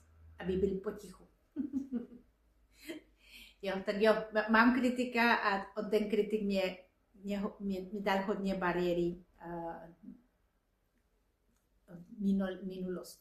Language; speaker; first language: Czech; non-native, fluent; Spanish